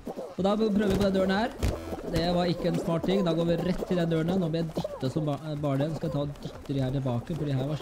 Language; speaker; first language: Norwegian; native; Norwegian